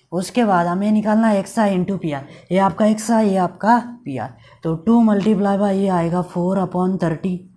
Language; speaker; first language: Hindi; non-native, local second language; Marathi